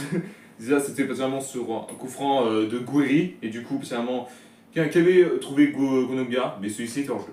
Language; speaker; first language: French; native; French